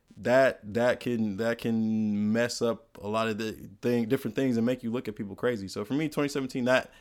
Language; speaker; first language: English; native; English